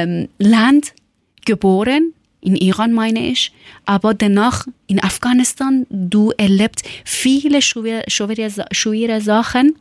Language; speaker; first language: German; non-native, learner; Persian